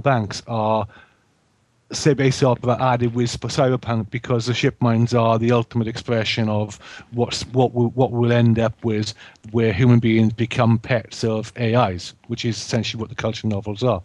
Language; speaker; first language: English; native; English